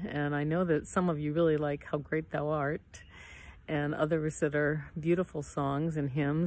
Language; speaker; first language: English; native; English